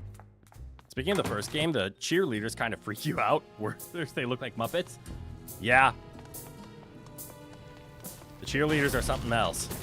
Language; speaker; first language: English; native; English